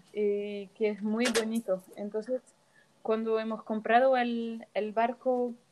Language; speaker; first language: Spanish; non-native, fluent; French